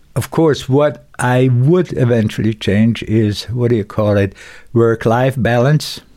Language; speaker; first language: English; non-native, fluent; German